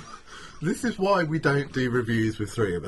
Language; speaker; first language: English; native; English